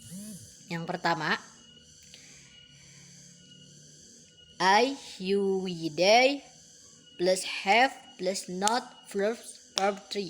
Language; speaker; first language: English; non-native, learner; Indonesian